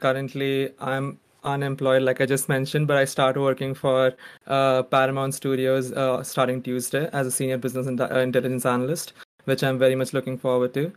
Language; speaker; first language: English; non-native, local second language; Gujarati